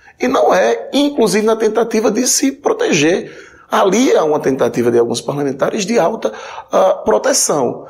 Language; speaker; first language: Portuguese; native; Portuguese